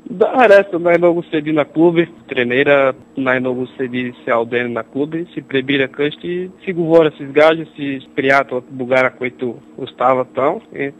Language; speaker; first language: Bulgarian; non-native, learner; Portuguese